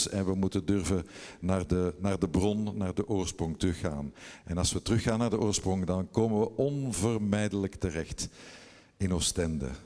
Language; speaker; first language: Dutch; native; Dutch